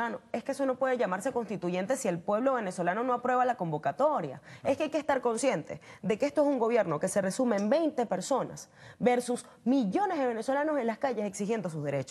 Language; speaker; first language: Spanish; native; Spanish